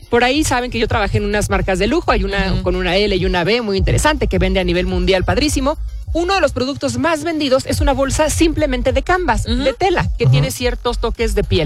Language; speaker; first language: Spanish; native; Spanish